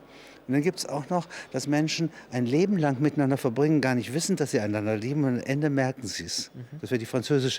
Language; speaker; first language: German; native; German